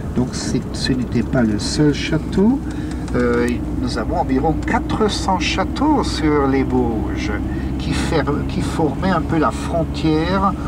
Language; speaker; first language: French; native; French